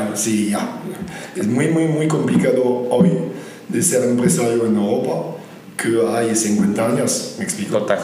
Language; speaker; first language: Spanish; non-native, learner; French